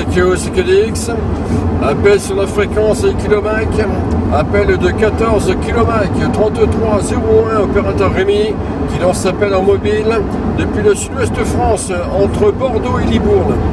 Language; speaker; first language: French; native; French